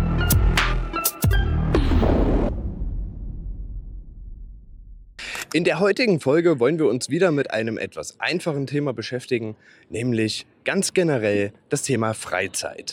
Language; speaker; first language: German; native; German